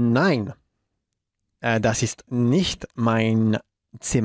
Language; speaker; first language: German; non-native, learner; Spanish